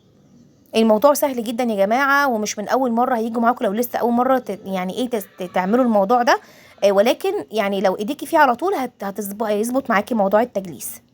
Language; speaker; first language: Arabic; native; Arabic